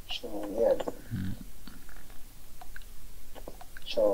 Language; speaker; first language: Chinese; non-native, learner; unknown